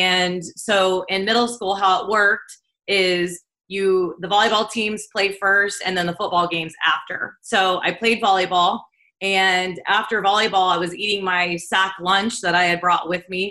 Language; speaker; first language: English; native; English